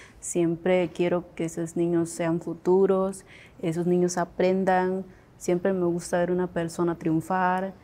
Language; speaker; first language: Spanish; non-native, local second language; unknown